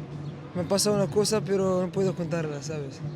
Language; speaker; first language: Spanish; non-native, fluent; Arabic